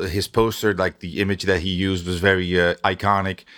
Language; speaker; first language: English; non-native, fluent; Dutch